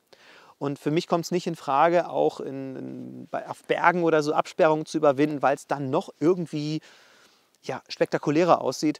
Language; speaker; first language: German; native; German